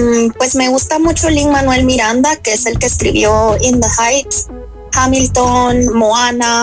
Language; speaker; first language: Spanish; early bilingual, other home language; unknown